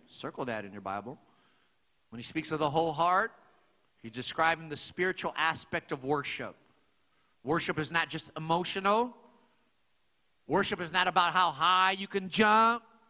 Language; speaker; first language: English; native; English